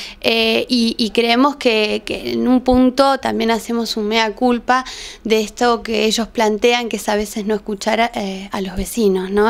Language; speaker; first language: Spanish; native; Spanish